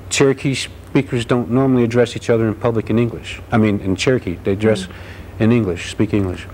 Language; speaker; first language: English; native; English